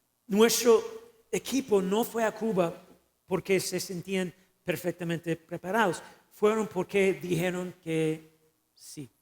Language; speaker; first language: Spanish; non-native, fluent; English